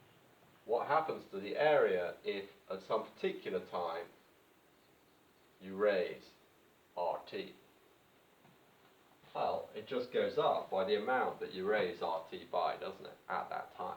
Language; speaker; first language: English; native; English